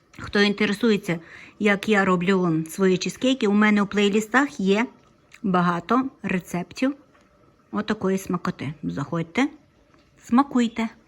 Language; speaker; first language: Ukrainian; native; Ukrainian